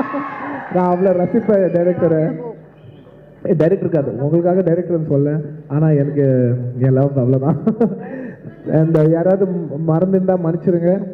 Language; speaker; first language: Tamil; non-native, local second language; Telugu